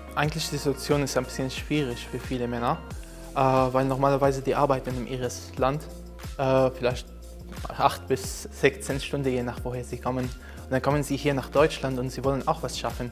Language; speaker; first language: German; non-native, fluent; Arabic